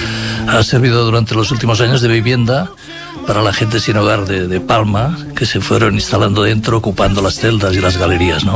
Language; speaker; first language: Spanish; native; Spanish